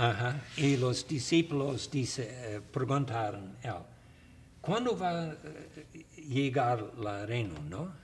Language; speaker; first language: Spanish; non-native, learner; English